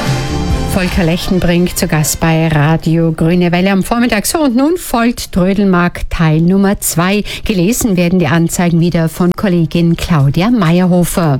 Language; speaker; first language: German; native; German